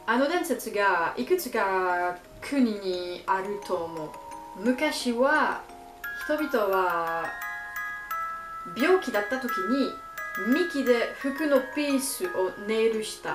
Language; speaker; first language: Japanese; non-native, learner; French